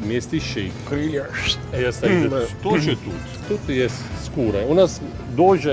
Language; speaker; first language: Russian; non-native, learner; Italian